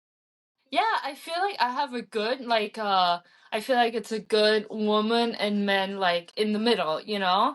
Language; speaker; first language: English; early bilingual, heritage; English